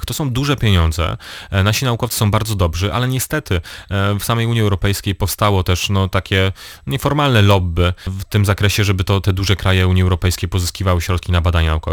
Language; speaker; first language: Polish; native; Polish